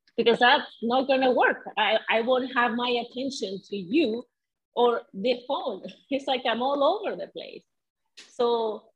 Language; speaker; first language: English; non-native, fluent; Spanish